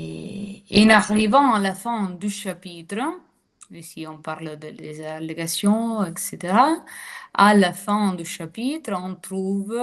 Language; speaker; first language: French; non-native, fluent; Italian